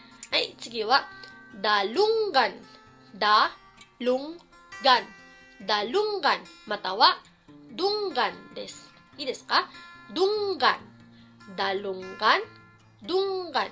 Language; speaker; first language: Japanese; non-native, fluent; Filipino